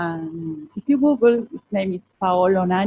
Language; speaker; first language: English; non-native, fluent; Spanish